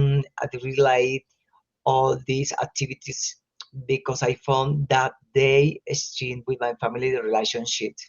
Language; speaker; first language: English; non-native, learner; Spanish